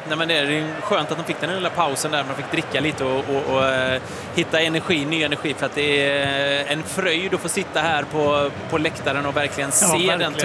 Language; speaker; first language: Swedish; native; Swedish